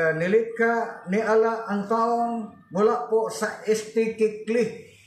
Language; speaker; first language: Filipino; non-native, local second language; Cebuano